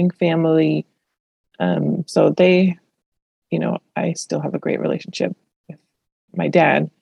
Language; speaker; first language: English; early bilingual, other home language; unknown